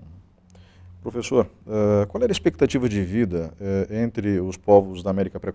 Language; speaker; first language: Portuguese; native; Portuguese